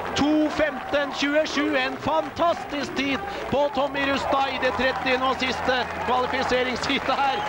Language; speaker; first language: Norwegian; native; Norwegian